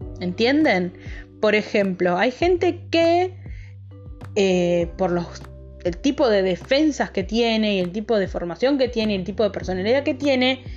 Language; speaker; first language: Spanish; native; Spanish